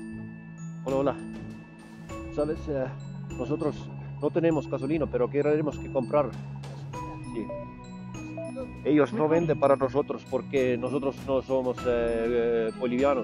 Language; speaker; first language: Spanish; non-native, learner; Estonian